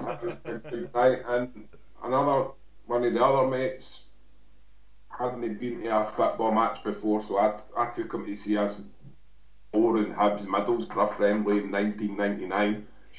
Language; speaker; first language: English; native; English